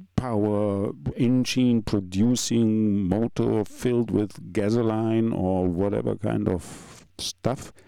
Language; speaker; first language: English; non-native, fluent; German